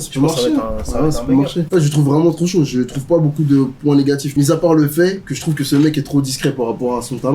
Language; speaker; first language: French; native; French